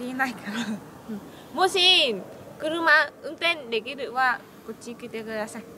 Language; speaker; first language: Japanese; non-native, fluent; Estonian